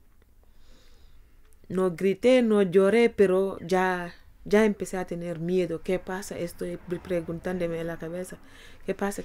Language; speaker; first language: Spanish; non-native, fluent; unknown